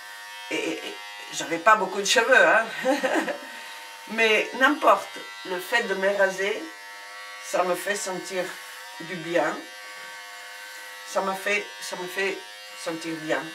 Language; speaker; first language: French; non-native, fluent; Spanish